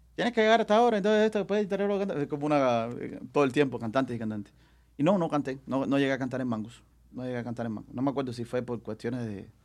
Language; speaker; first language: Spanish; native; Spanish